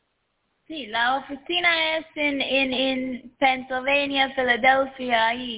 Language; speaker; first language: Spanish; early bilingual, heritage; Spanish